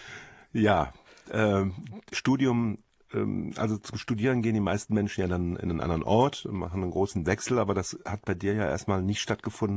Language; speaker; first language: German; native; German